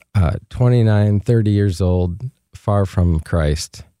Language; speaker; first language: English; native; English